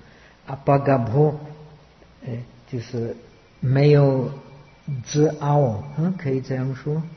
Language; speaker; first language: Chinese; non-native, fluent; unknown